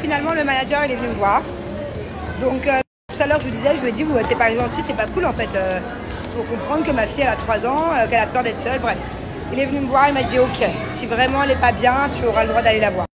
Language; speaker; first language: French; native; French